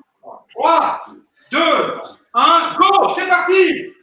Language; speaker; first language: French; native; French